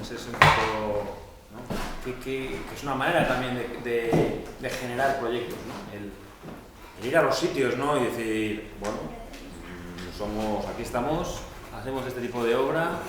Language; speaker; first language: Spanish; native; Spanish